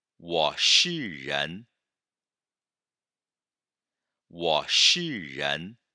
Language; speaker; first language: Chinese; non-native, fluent; Portuguese